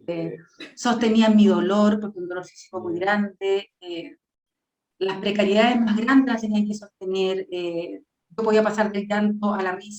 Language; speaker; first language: Spanish; native; Spanish